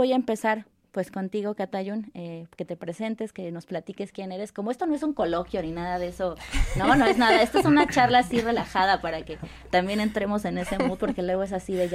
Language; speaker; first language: Spanish; native; Spanish